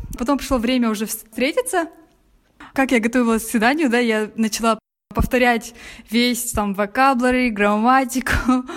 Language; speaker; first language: Russian; native; Russian